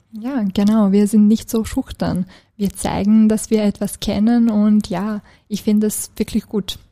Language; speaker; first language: German; non-native, fluent; Serbian